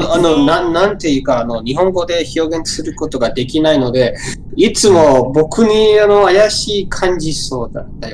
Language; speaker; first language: Japanese; non-native, learner; English